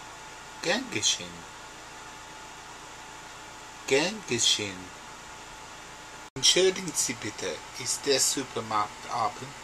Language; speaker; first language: German; non-native, learner; English